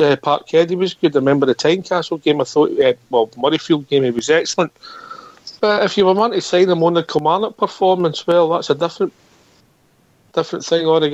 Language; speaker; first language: English; native; English